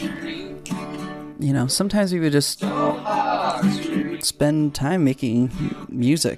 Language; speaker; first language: English; non-native, local second language; Filipino